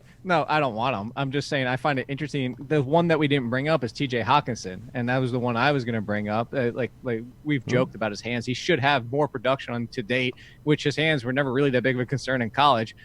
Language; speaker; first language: English; native; English